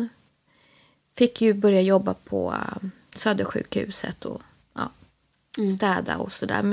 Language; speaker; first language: Swedish; native; Swedish